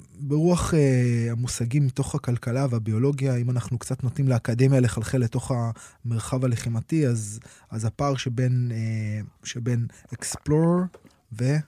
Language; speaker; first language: Hebrew; native; Hebrew